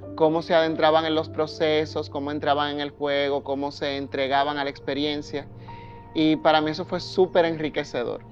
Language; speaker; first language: Spanish; native; Spanish